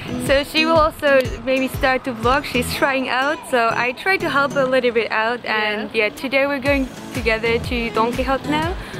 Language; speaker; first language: English; non-native, fluent; German